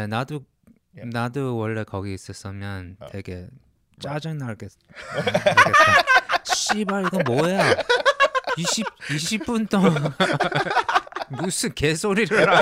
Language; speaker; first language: Korean; early bilingual, heritage; English